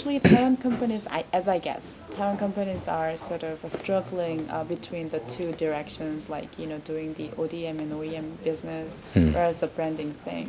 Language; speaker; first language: English; non-native, fluent; Korean